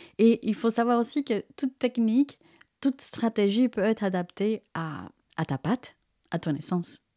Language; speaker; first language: French; non-native, fluent; Spanish